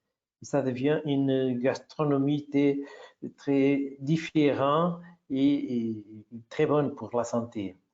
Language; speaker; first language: French; non-native, fluent; Portuguese